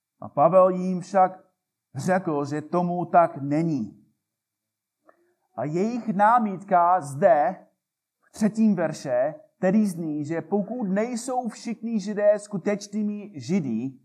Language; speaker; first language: Czech; non-native, fluent; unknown